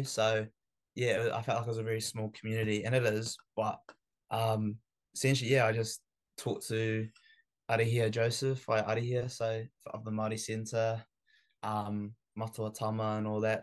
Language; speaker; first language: English; native; English